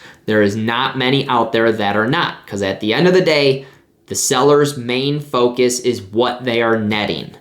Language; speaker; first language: English; native; English